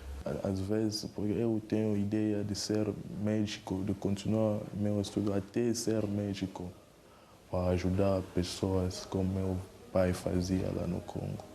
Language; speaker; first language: Portuguese; non-native, learner; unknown